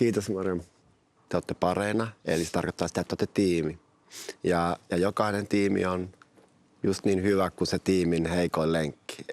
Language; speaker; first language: Finnish; native; Finnish